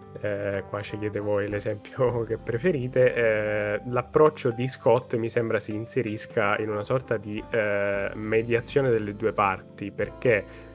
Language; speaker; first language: Italian; native; Italian